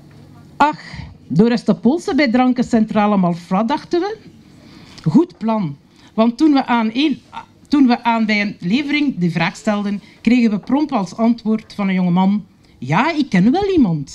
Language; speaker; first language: Dutch; native; Dutch